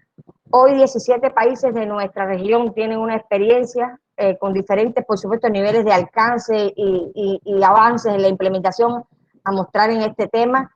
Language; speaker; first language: Spanish; native; Spanish